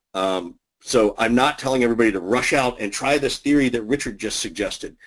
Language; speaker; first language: English; native; English